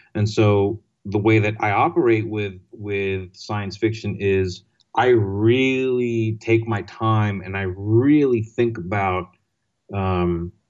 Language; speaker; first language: English; non-native, fluent; Greek